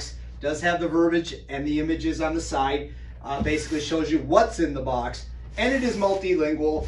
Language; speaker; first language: English; native; English